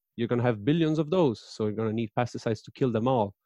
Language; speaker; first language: English; non-native, fluent; Italian